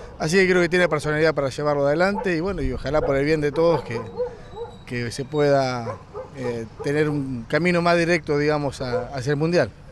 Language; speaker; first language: Spanish; native; Spanish